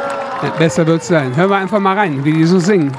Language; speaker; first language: German; native; German